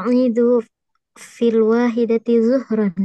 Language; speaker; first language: Arabic; non-native, learner; Indonesian